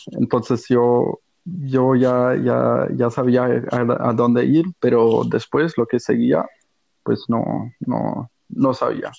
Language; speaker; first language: Spanish; non-native, fluent; German